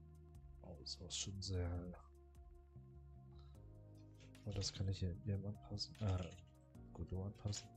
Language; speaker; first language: German; native; German